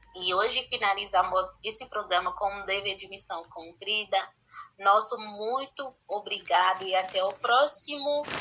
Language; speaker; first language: Portuguese; non-native, fluent; Haitian Creole